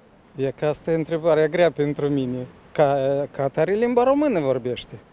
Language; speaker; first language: Romanian; non-native, local second language; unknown